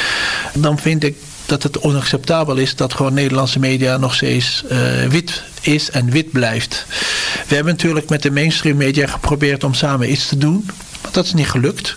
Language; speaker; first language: Dutch; non-native, fluent; Turkish